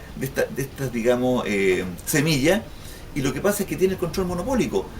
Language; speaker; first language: Spanish; native; Spanish